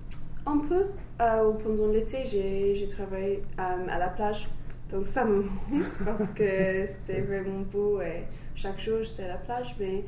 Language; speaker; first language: French; non-native, learner; English